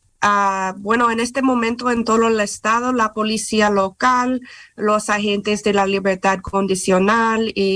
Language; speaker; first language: Spanish; non-native, fluent; English